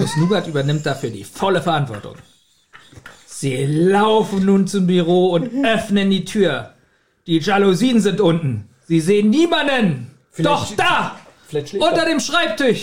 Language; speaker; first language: German; native; German